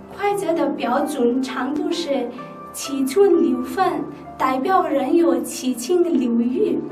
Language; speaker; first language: Chinese; non-native, fluent; Nepali